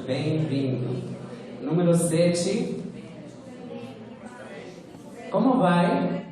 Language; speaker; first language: Portuguese; non-native, fluent; Spanish